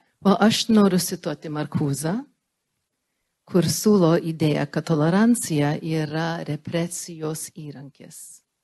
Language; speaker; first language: Lithuanian; early bilingual, heritage; Lithuanian